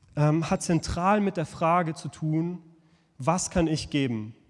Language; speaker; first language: German; early bilingual, other home language; Lithuanian